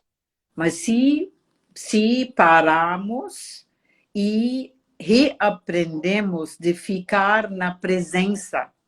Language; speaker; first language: Portuguese; non-native, fluent; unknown